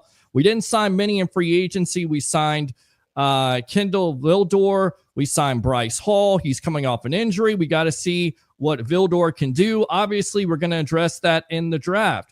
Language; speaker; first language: English; native; English